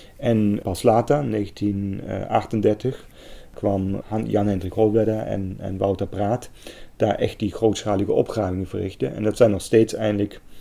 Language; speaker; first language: Dutch; non-native, fluent; German